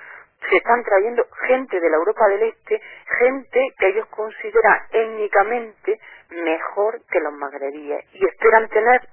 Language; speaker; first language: Spanish; native; Spanish